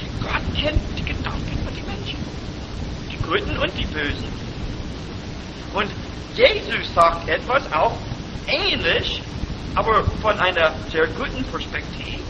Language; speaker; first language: German; non-native, fluent; English